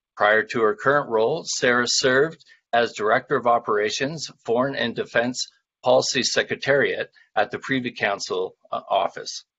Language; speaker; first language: English; native; English